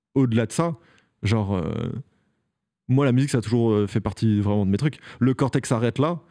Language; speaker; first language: French; native; French